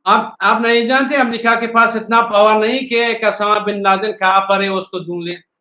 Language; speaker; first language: Hindi; non-native, learner; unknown